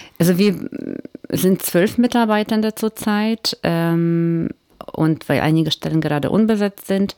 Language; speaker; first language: German; native; German